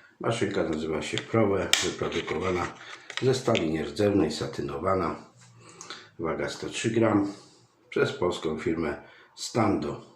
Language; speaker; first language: Polish; native; Polish